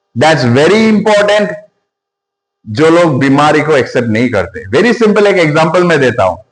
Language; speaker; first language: Hindi; non-native, local second language; Bangla